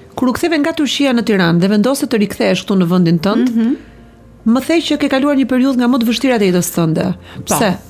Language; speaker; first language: Albanian; native; Albanian